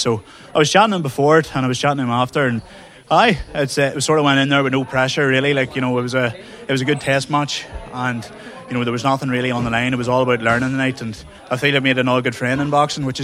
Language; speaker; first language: English; native; English